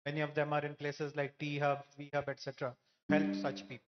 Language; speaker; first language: English; non-native, local second language; Telugu